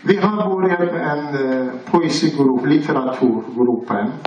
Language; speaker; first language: Swedish; non-native, learner; Persian